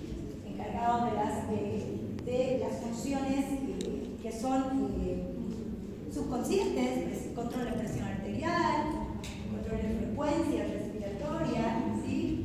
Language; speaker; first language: Spanish; native; Spanish